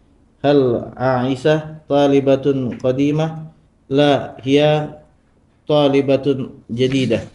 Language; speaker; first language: Arabic; non-native, learner; Indonesian